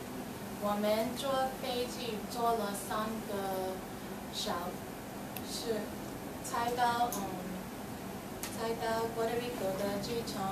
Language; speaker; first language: Chinese; non-native, learner; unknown